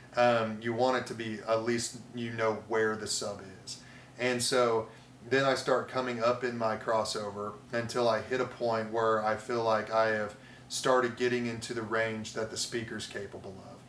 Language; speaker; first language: English; native; English